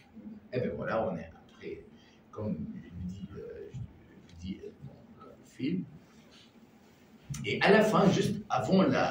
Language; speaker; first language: French; non-native, learner; Arabic